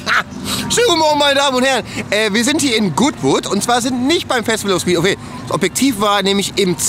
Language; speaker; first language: German; native; German